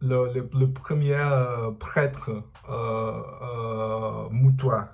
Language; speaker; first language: French; non-native, learner; Portuguese